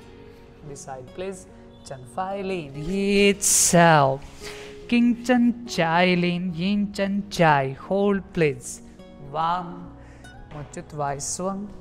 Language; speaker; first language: Vietnamese; non-native, learner; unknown